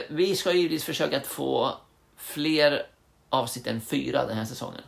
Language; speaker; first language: Swedish; early bilingual, other home language; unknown